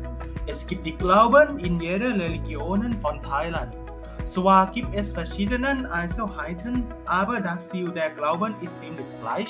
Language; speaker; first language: German; non-native, learner; Thai